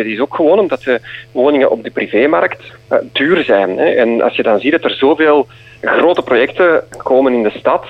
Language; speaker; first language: Dutch; native; Dutch